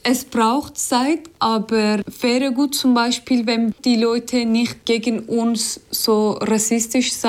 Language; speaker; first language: German; non-native, learner; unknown